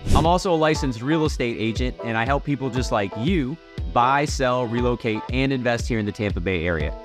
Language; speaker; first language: English; native; English